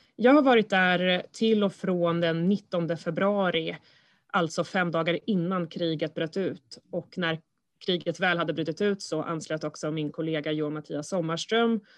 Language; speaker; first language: Swedish; early bilingual, other home language; Russian